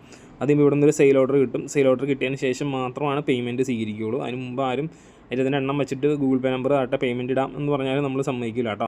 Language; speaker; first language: Malayalam; native; Malayalam